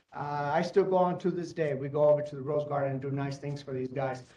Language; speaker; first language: English; native; English